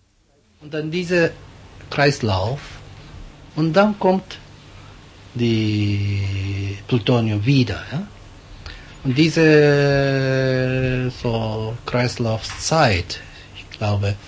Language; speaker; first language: German; non-native, fluent; Japanese